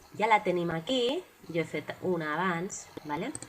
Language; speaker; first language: Spanish; non-native, local second language; Catalan